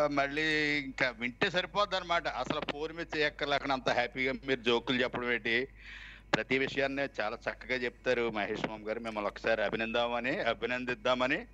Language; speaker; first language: Telugu; native; Telugu